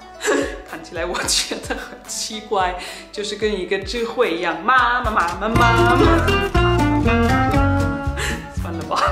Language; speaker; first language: Chinese; non-native, fluent; German